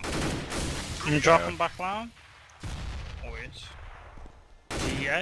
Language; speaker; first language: English; native; English